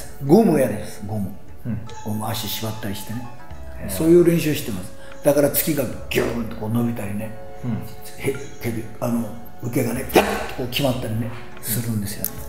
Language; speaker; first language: Japanese; native; Japanese